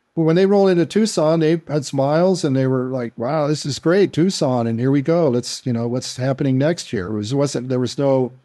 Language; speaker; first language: English; native; English